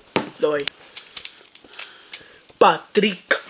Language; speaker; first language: Russian; early bilingual, heritage; Russian